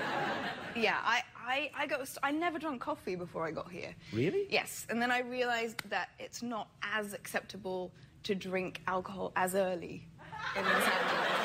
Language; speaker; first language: English; native; English